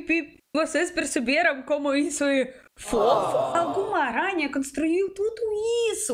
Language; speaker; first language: Portuguese; non-native, learner; Russian